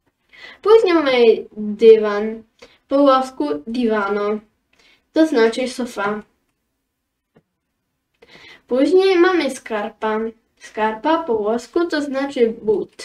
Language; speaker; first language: Polish; early bilingual, heritage; Polish